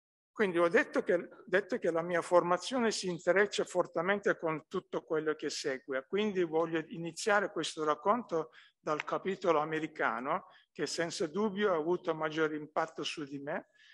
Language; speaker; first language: Italian; non-native, fluent; Turkish